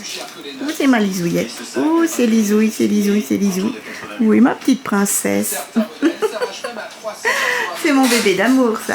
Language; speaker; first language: French; native; French